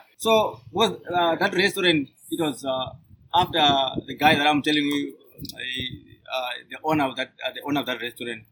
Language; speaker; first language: English; non-native, local second language; Shona